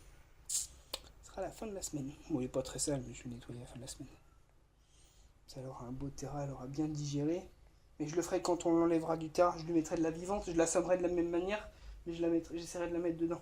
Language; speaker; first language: French; native; French